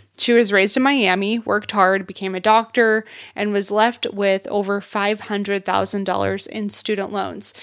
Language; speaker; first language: English; native; English